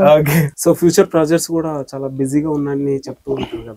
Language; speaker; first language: Telugu; native; Telugu